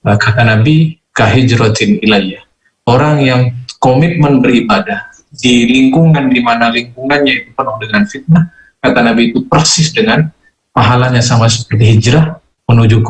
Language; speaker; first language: Indonesian; native; Indonesian